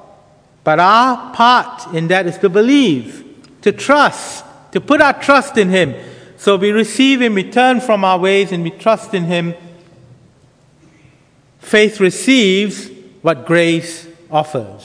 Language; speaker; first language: English; native; English